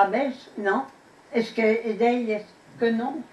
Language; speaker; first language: Spanish; non-native, fluent; French